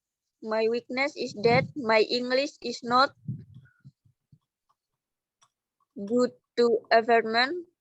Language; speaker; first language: English; non-native, learner; Indonesian